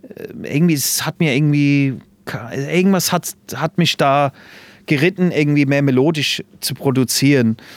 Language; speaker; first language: German; non-native, fluent; English